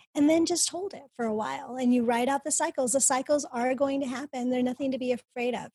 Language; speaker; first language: English; early bilingual, other home language; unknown